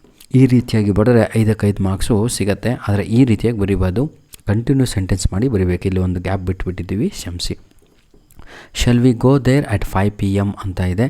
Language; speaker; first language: Kannada; native; Kannada